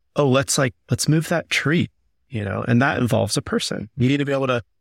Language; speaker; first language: English; native; English